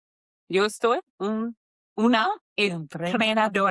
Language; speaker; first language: Spanish; non-native, learner; English